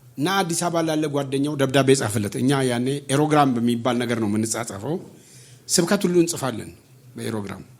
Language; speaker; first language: Amharic; non-native, local second language; Oromo